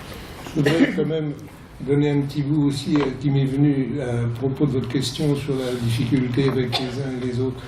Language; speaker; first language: French; native; French